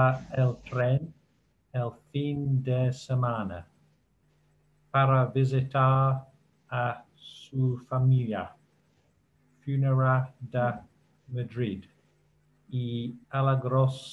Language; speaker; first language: Spanish; non-native, learner; English